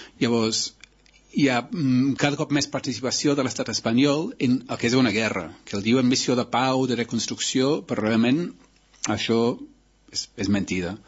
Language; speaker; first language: Catalan; non-native, local second language; Spanish